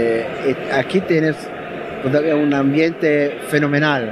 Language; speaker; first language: Spanish; non-native, learner; Italian